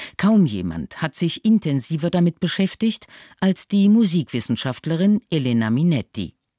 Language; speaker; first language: German; native; German